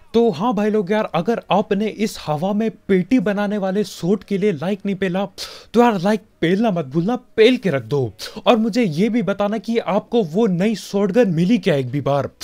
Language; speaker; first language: Hindi; native; Hindi